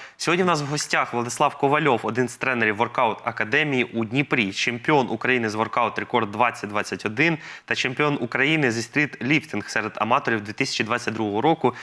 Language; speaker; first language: Ukrainian; native; Ukrainian